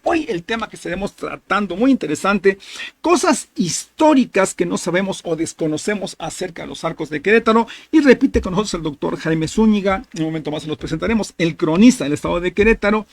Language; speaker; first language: Spanish; native; Spanish